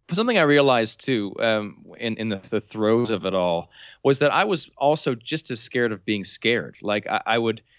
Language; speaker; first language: English; native; English